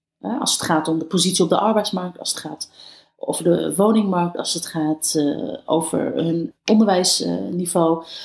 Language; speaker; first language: Dutch; early bilingual, other home language; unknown